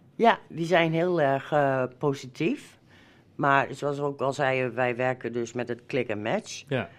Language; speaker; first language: Dutch; native; Dutch